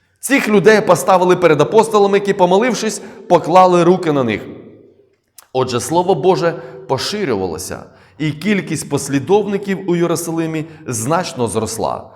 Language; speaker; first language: Ukrainian; non-native, local second language; Russian